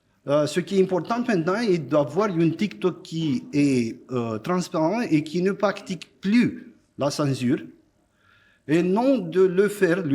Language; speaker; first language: French; non-native, fluent; Romanian